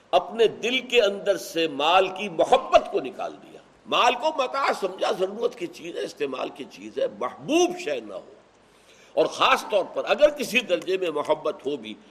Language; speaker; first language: Urdu; native; Urdu